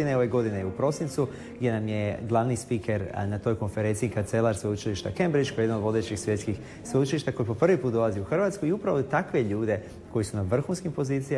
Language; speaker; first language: Croatian; native; Croatian